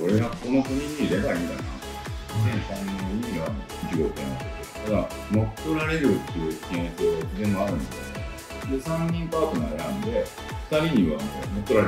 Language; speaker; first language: Japanese; native; Japanese